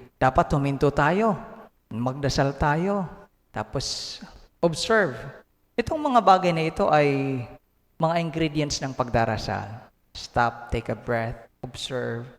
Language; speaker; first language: Filipino; non-native, local second language; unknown